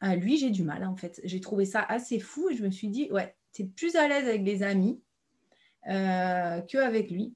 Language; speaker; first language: French; native; French